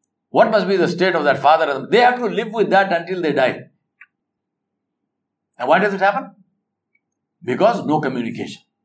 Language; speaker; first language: English; non-native, local second language; Urdu